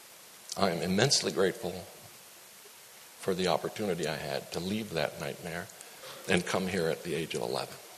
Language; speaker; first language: English; early bilingual, other home language; Spanish